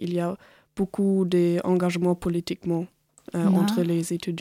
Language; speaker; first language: French; non-native, learner; German